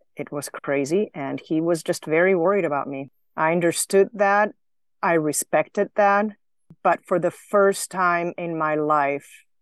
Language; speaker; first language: English; non-native, fluent; Slovenian